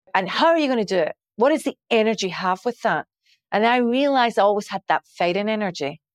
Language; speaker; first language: English; native; English